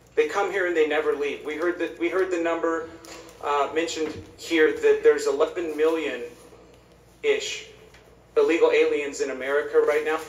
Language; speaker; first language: English; native; English